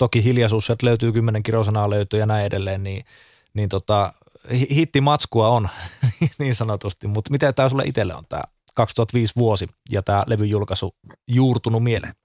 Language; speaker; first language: Finnish; native; Finnish